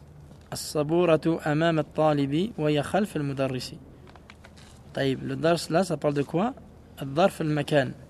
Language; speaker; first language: Arabic; non-native, fluent; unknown